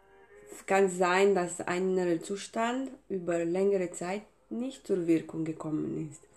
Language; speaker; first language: German; non-native, fluent; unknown